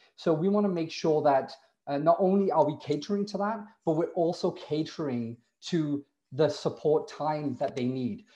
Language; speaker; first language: English; native; English